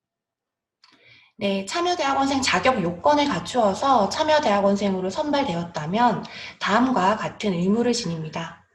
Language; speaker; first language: Korean; native; Korean